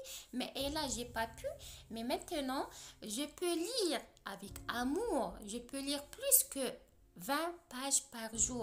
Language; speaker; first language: French; non-native, local second language; Arabic